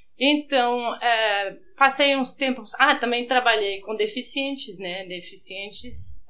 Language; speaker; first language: Portuguese; early bilingual, heritage; Portuguese